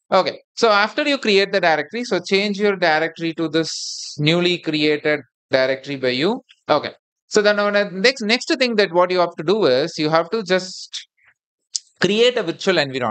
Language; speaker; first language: English; non-native, local second language; Tamil